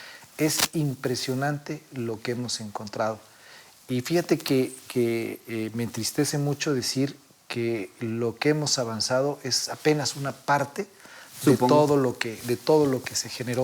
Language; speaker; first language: Spanish; native; Spanish